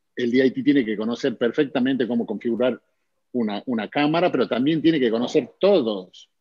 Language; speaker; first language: Spanish; native; Spanish